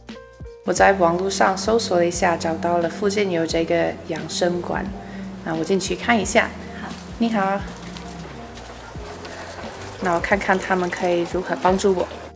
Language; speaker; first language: Chinese; non-native, fluent; English